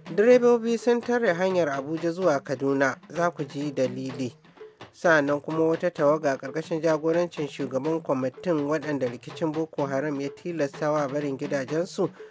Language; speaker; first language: Hausa; native; Hausa